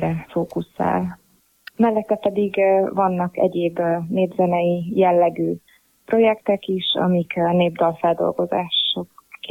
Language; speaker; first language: Hungarian; native; Hungarian